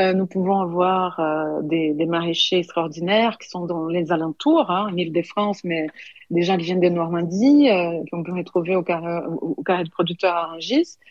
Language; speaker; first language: French; non-native, fluent; Portuguese